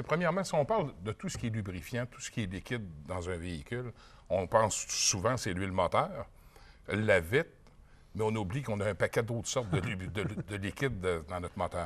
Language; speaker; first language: French; native; French